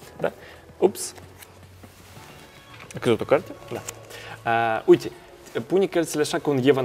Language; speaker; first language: Romanian; non-native, local second language; Russian